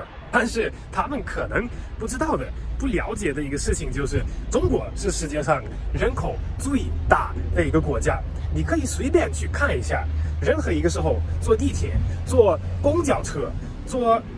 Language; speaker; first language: Chinese; non-native, fluent; German